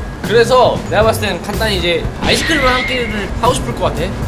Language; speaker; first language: Korean; native; Korean